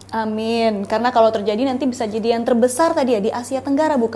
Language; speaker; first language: Indonesian; native; Indonesian